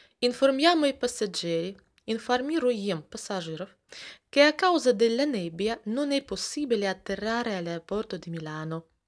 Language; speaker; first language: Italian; non-native, fluent; Russian